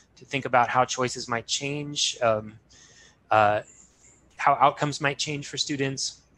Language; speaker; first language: English; native; English